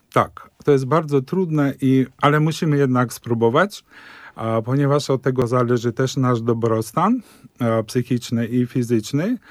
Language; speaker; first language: Polish; early bilingual, heritage; Polish